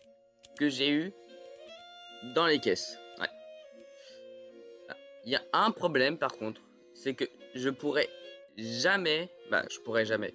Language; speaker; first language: French; native; French